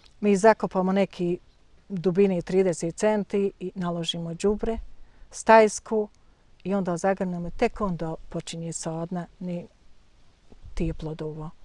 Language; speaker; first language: Croatian; native; Croatian